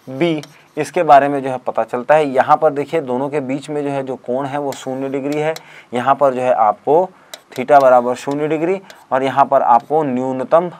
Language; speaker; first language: Hindi; native; Hindi